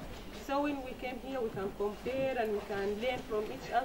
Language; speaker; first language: English; non-native, fluent; Arabic